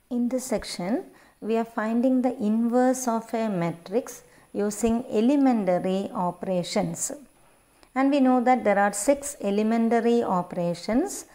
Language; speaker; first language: English; non-native, local second language; Malayalam